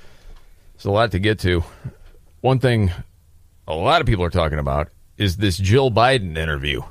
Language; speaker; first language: English; native; English